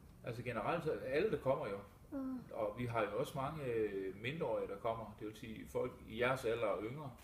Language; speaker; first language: Danish; native; Danish